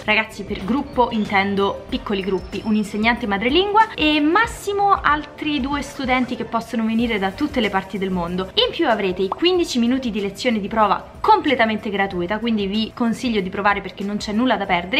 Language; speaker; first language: Italian; native; Italian